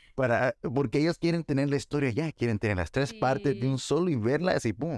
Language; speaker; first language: Spanish; early bilingual, heritage; Spanish